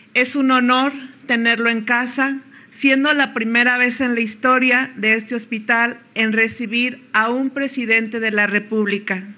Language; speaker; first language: Spanish; native; Spanish